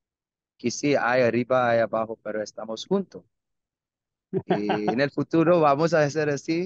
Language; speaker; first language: Spanish; non-native, learner; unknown